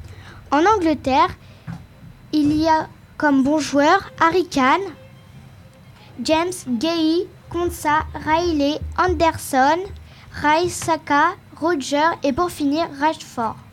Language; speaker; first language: French; native; French